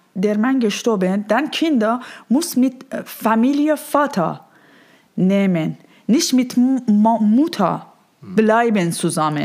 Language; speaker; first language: German; non-native, learner; Persian